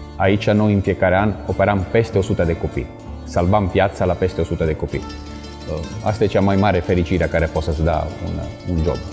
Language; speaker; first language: Romanian; non-native, fluent; Italian